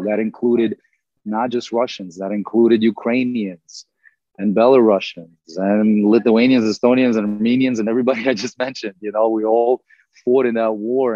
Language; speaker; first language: English; non-native, fluent; Russian